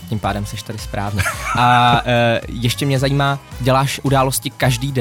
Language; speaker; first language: Czech; native; Czech